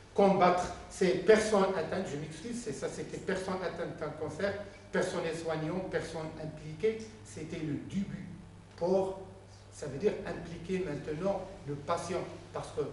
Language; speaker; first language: French; non-native, local second language; Arabic